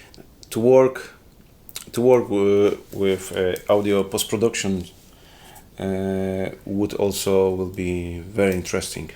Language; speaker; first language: English; non-native, learner; Polish